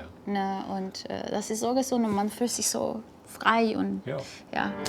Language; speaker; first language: German; non-native, fluent; Spanish